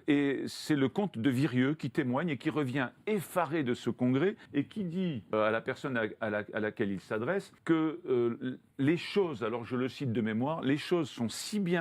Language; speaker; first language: French; native; French